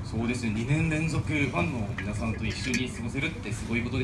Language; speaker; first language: Japanese; native; Japanese